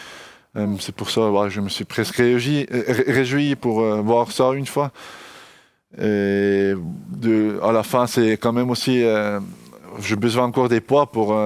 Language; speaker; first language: French; non-native, local second language; German